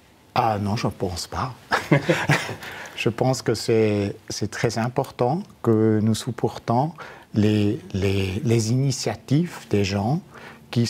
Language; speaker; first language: French; non-native, fluent; German